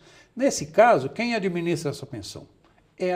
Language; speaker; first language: Portuguese; native; Portuguese